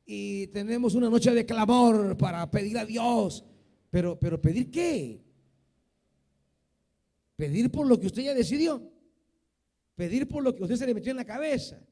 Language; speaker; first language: Spanish; native; Spanish